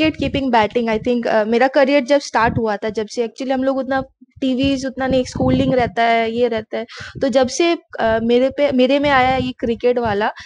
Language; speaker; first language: Hindi; non-native, local second language; Bangla